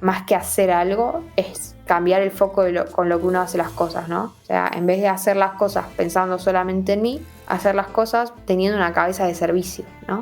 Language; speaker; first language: Spanish; native; Spanish